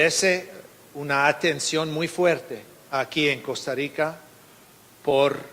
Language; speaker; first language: Spanish; non-native, fluent; English